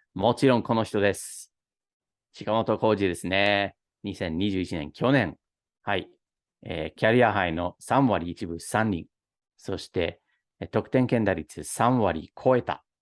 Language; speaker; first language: Japanese; non-native, fluent; English